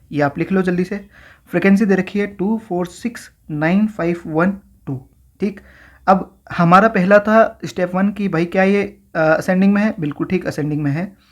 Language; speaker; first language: Hindi; native; Hindi